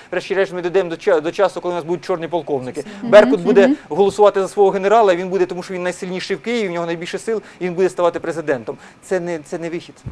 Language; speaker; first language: Ukrainian; non-native, local second language; Russian